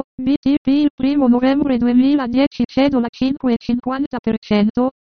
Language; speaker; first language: Italian; native; Italian